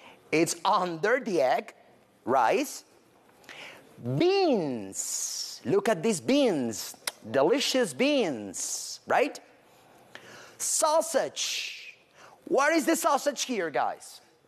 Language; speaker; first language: English; non-native, fluent; Spanish